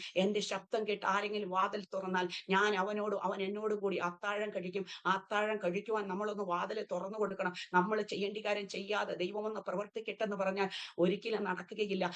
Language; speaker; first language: Malayalam; early bilingual, heritage; Malayalam